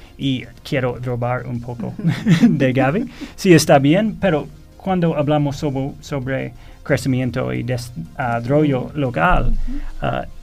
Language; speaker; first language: Spanish; non-native, fluent; English